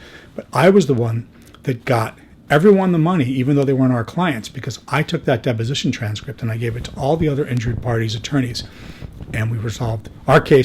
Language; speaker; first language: English; native; English